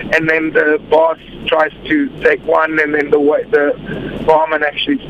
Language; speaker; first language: English; non-native, fluent; Portuguese